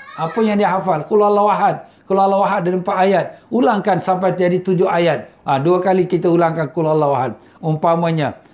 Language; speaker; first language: Malay; native; Malay